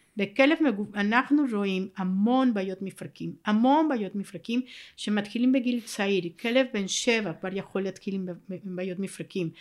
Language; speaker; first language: Hebrew; non-native, fluent; Spanish